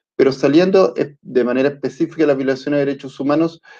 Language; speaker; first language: Spanish; early bilingual, other home language; Italian